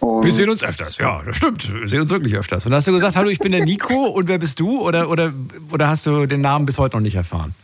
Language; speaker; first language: German; native; German